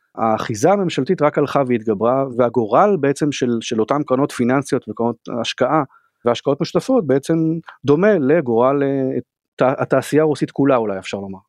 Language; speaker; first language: Hebrew; native; Hebrew